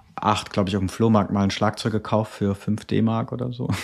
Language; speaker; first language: German; native; German